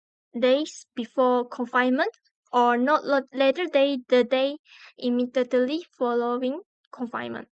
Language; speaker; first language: English; non-native, learner; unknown